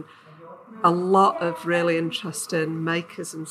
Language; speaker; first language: English; native; English